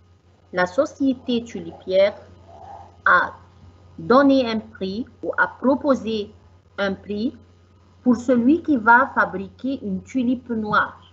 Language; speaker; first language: French; non-native, fluent; Arabic